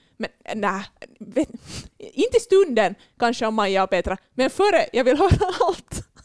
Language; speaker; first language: Swedish; native; Swedish